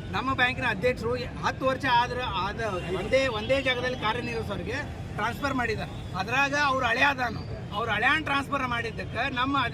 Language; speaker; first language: Kannada; native; Kannada